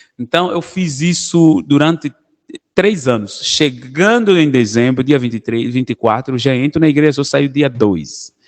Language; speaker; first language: Portuguese; non-native, local second language; Kongo